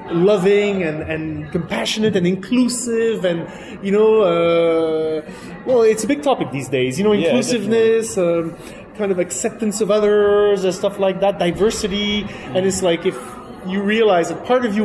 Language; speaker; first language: English; non-native, fluent; French